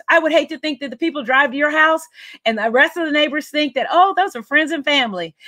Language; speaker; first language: English; native; English